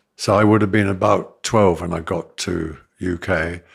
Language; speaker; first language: English; native; English